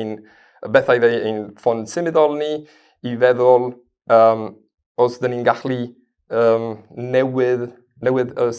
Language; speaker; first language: Welsh; non-native, learner; Spanish